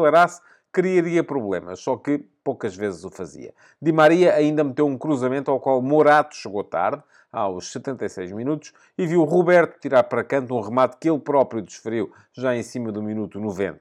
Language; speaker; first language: Portuguese; native; Portuguese